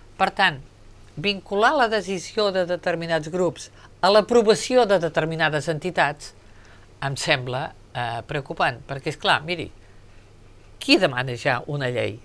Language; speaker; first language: Catalan; native; Catalan